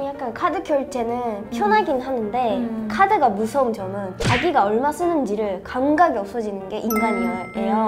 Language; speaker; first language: Korean; non-native, fluent; Japanese